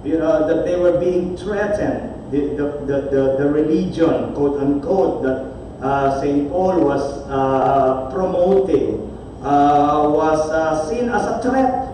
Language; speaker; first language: English; non-native, local second language; Filipino